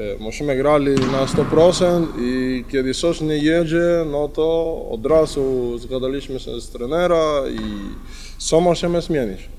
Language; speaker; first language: Polish; non-native, learner; Spanish